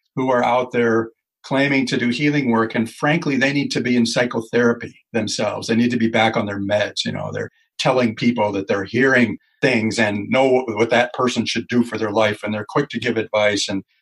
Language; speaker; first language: English; native; English